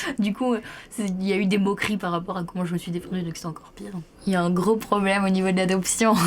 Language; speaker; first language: French; native; French